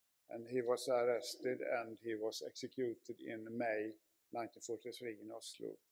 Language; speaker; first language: English; non-native, fluent; Swedish